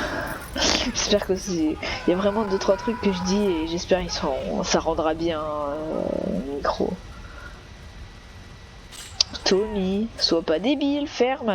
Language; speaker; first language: French; native; French